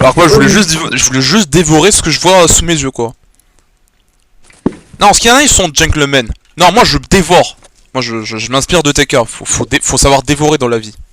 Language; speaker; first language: French; native; French